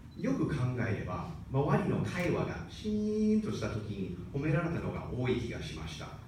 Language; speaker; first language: Japanese; non-native, fluent; English